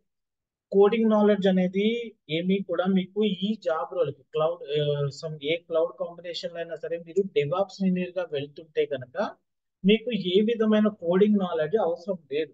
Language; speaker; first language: Telugu; native; Telugu